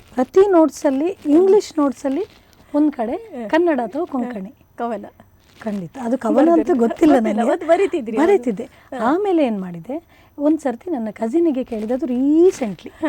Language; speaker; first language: Kannada; non-native, local second language; Konkani